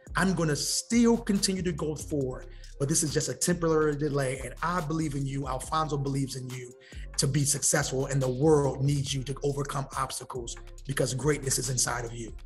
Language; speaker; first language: English; native; English